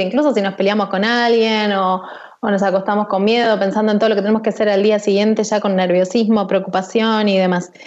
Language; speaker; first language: Spanish; native; Spanish